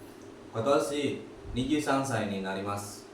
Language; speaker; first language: Japanese; non-native, learner; Indonesian